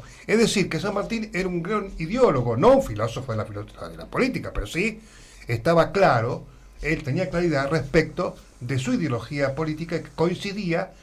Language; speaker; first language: Spanish; native; Spanish